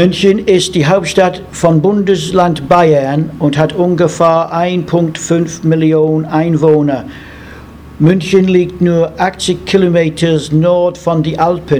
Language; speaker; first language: German; non-native, learner; English